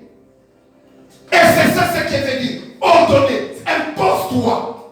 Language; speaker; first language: French; non-native, local second language; Lingala